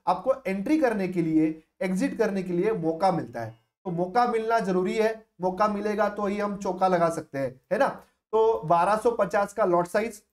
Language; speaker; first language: Hindi; non-native, local second language; Marathi